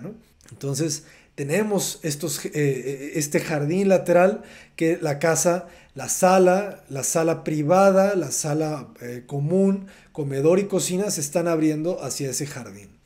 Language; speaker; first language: Spanish; native; Spanish